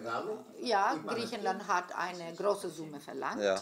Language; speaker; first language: German; non-native, fluent; Greek